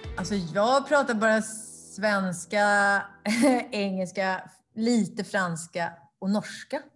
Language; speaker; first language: Swedish; native; Swedish